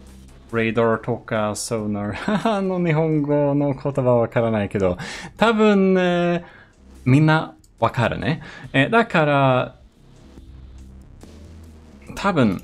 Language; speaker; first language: Japanese; non-native, learner; Swedish